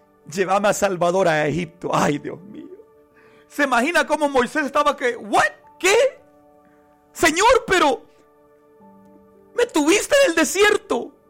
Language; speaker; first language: Spanish; early bilingual, heritage; Spanish